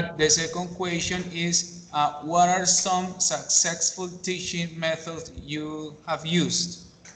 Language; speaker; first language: English; non-native, learner; Spanish